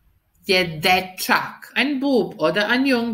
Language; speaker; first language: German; non-native, fluent; Serbian